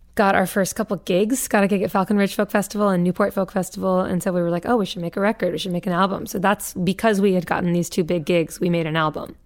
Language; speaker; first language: English; native; English